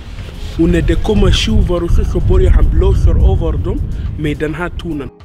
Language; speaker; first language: Swedish; non-native, fluent; Arabic